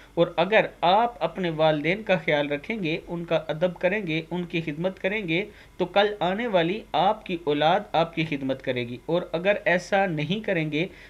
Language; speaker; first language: Urdu; non-native, local second language; Punjabi